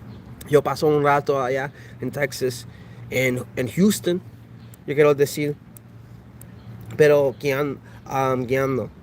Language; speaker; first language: Spanish; early bilingual, heritage; English